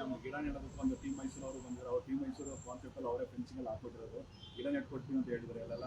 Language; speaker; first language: Kannada; native; Kannada